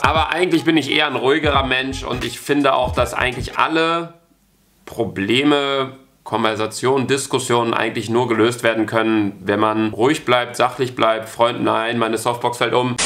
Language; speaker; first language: German; native; German